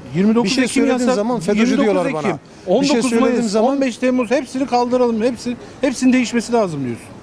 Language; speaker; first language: Turkish; native; Turkish